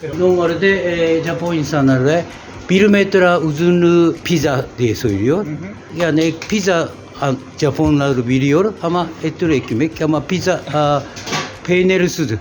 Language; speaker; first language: Turkish; non-native, learner; Japanese